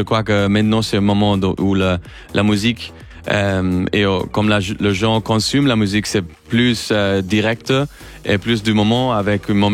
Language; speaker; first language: French; non-native, learner; Spanish